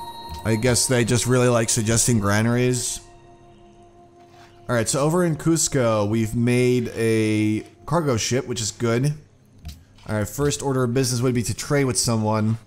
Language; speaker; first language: English; native; English